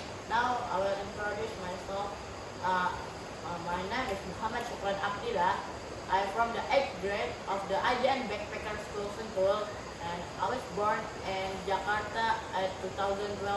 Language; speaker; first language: English; non-native, learner; Indonesian